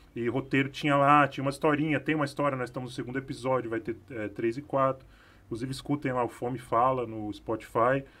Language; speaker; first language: Portuguese; native; Portuguese